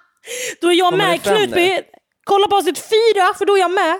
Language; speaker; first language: Swedish; native; Swedish